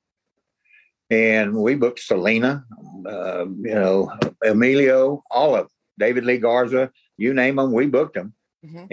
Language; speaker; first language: English; native; English